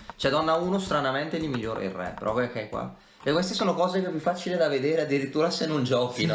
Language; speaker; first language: Italian; native; Italian